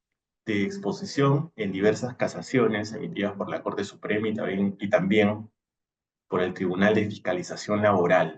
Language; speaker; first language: Spanish; native; Spanish